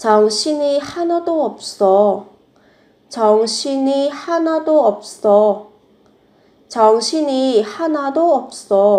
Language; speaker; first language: Korean; non-native, fluent; Vietnamese